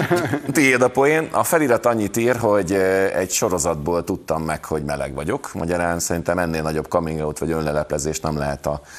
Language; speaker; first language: Hungarian; native; Hungarian